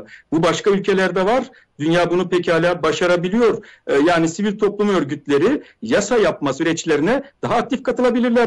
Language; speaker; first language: Turkish; native; Turkish